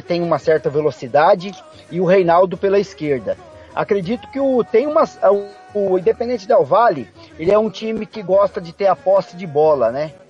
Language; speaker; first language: Portuguese; native; Portuguese